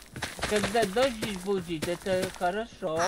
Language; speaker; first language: Russian; non-native, learner; English